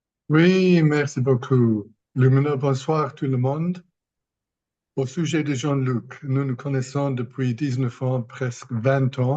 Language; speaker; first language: French; non-native, fluent; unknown